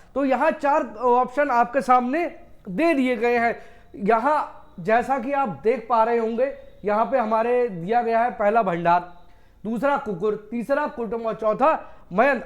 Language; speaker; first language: Hindi; native; Hindi